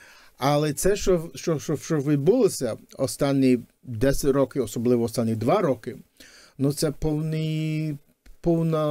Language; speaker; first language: Ukrainian; early bilingual, heritage; Ukrainian